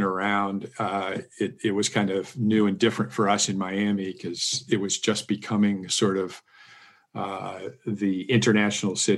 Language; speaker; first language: English; native; English